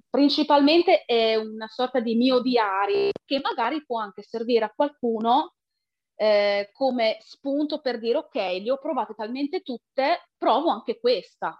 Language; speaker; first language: Italian; native; Italian